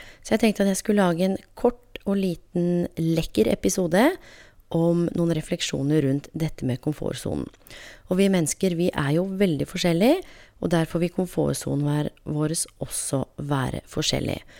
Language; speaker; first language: Norwegian; native; Norwegian